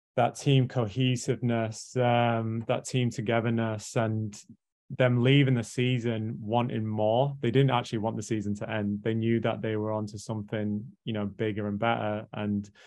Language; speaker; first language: English; native; English